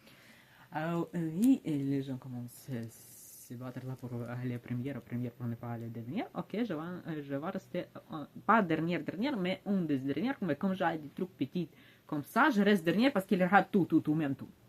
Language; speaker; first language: French; non-native, learner; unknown